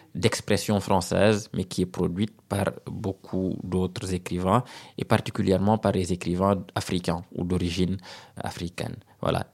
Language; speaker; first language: French; non-native, local second language; Serer